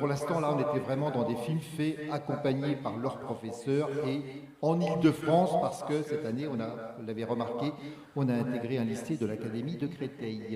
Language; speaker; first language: French; native; French